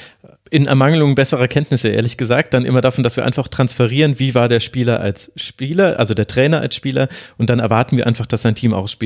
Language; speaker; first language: German; native; German